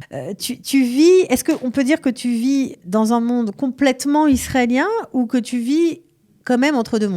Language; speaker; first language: French; native; French